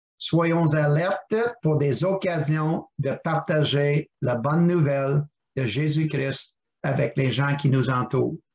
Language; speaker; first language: French; non-native, local second language; English